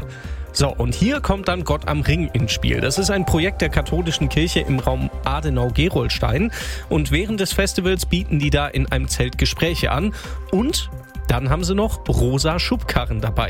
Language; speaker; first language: German; native; German